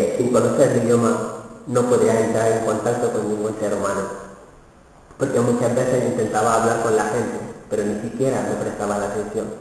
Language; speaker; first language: Spanish; non-native, fluent; Wolof